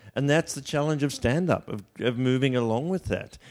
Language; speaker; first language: English; native; English